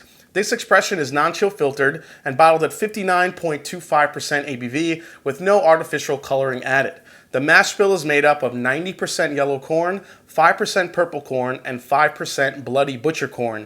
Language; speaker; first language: English; native; English